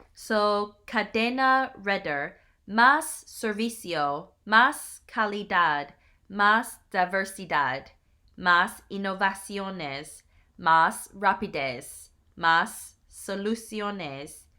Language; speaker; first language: Spanish; non-native, learner; English